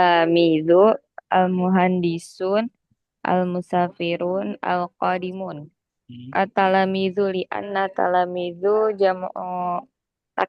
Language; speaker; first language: Arabic; non-native, learner; Indonesian